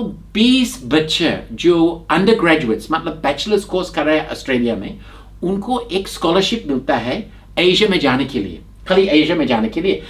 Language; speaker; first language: Hindi; non-native, fluent; English